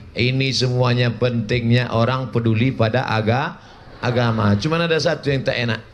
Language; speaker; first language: Indonesian; non-native, local second language; Malay